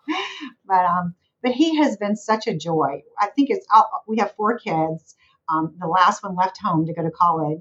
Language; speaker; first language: English; native; English